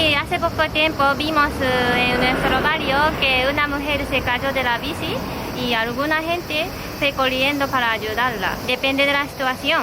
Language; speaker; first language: Spanish; non-native, fluent; Japanese